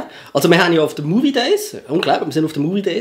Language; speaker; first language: German; native; German